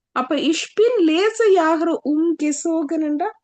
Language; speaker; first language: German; non-native, fluent; Tamil